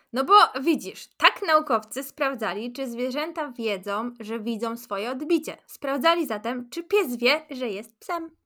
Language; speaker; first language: Polish; native; Polish